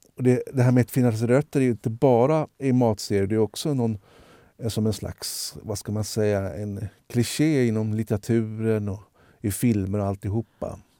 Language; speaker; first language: Swedish; native; Swedish